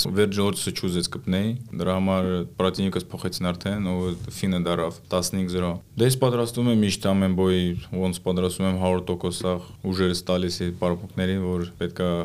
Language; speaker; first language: Armenian; early bilingual, heritage; Armenian